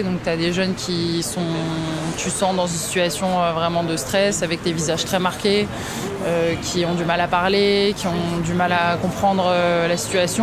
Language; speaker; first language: French; native; French